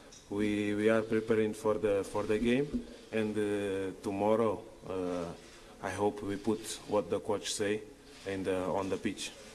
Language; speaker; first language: English; non-native, learner; Portuguese